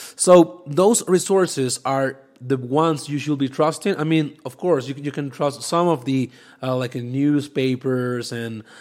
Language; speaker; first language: English; non-native, fluent; Spanish